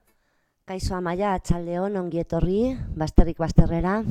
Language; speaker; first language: Basque; non-native, local second language; Spanish